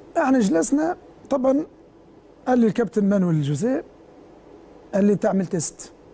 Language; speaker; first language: Arabic; native; Arabic